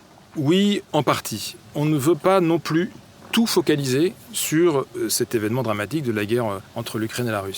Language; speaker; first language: French; native; French